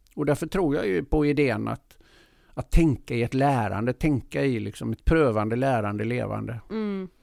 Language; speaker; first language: Swedish; native; Swedish